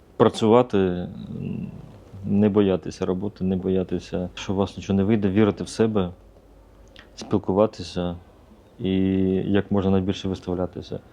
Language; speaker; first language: Ukrainian; native; Ukrainian